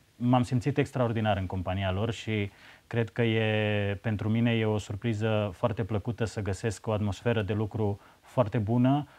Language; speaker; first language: Romanian; native; Romanian